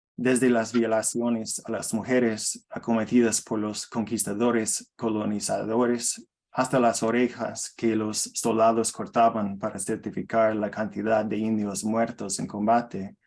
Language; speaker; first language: Spanish; non-native, learner; English